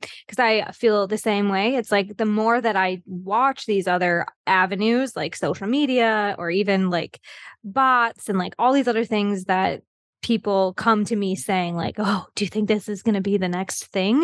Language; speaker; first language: English; native; English